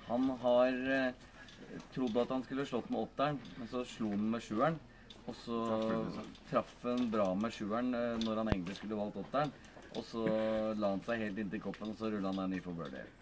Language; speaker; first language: Norwegian; native; Norwegian